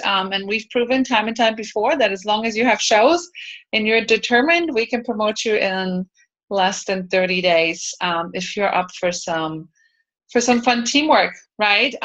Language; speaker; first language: English; native; English